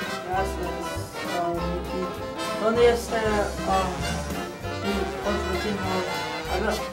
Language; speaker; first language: Spanish; non-native, learner; English